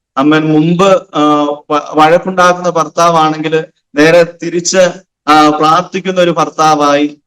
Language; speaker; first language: Malayalam; non-native, local second language; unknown